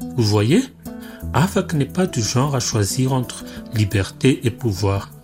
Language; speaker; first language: French; non-native, local second language; Malagasy